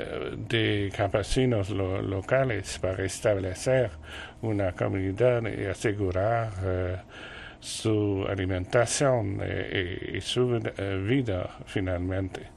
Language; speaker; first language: Spanish; non-native, learner; French